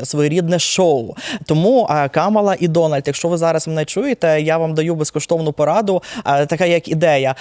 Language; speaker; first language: Ukrainian; native; Ukrainian